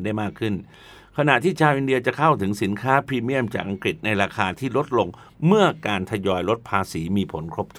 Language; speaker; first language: Thai; native; Thai